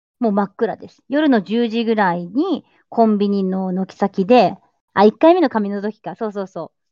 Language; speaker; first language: Japanese; native; Japanese